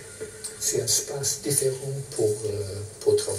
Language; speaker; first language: French; non-native, fluent; English